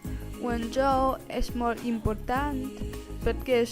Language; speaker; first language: Catalan; non-native, learner; Chinese